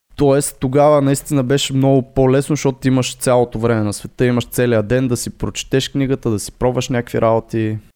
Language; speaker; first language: Bulgarian; native; Bulgarian